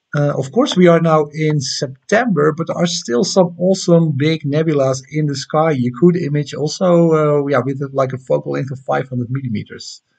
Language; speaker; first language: English; non-native, fluent; Dutch